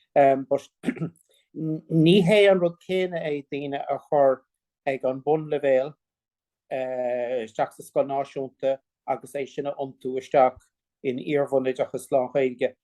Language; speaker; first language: Irish; non-native, local second language; English